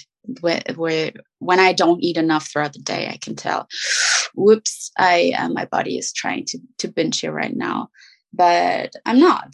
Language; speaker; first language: English; non-native, fluent; German